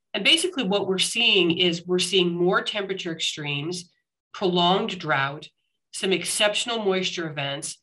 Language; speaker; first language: English; native; English